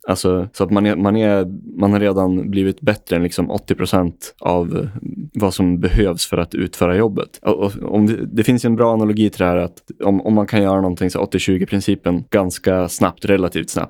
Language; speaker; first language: Swedish; native; Swedish